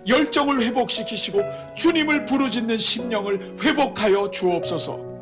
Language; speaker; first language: Korean; native; Korean